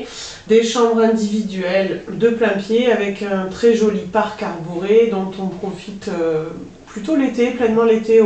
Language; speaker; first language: French; native; French